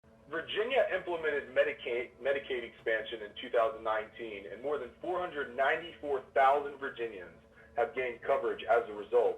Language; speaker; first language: English; native; English